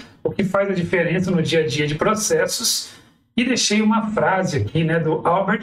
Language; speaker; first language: Portuguese; native; Portuguese